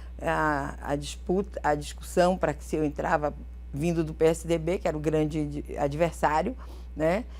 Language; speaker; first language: Portuguese; early bilingual, other home language; Galician